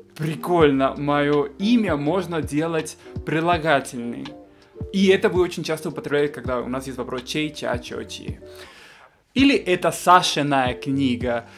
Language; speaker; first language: Russian; non-native, fluent; Spanish